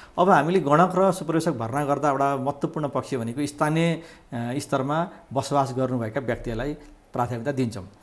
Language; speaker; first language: Nepali; native; Nepali